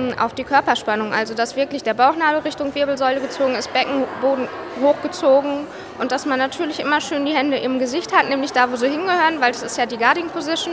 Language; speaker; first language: German; native; German